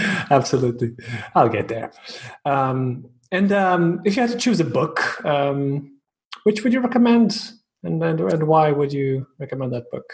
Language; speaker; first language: English; non-native, fluent; Portuguese